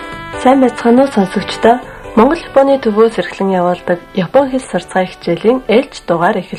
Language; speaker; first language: Mongolian; native; Mongolian